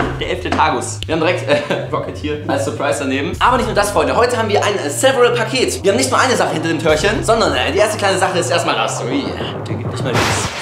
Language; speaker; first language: German; native; German